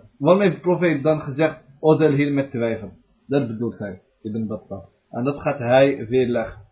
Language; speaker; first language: Dutch; early bilingual, other home language; Arabic